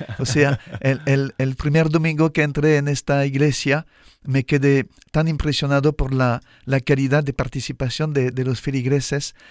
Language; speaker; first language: Spanish; non-native, fluent; French